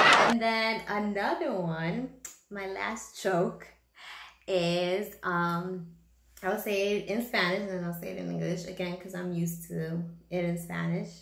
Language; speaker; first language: English; early bilingual, other home language; Spanish